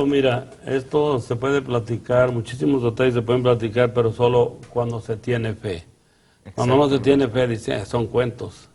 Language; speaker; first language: Spanish; native; Spanish